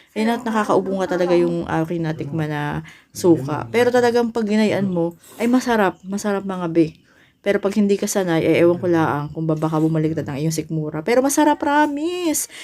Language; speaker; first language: Filipino; native; Filipino